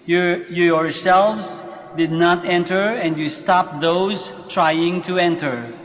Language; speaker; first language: English; non-native, local second language; Filipino